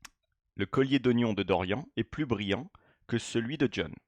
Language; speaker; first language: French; non-native, fluent; English